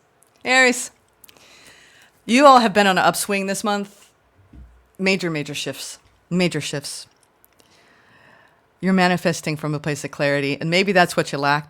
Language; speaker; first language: English; native; English